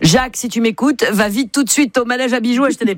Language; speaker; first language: French; native; French